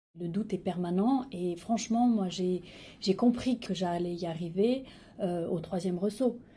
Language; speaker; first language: French; native; French